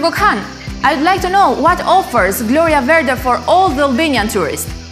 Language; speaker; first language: English; non-native, fluent; Albanian